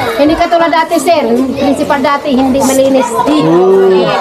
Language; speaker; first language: Filipino; non-native, local second language; Cebuano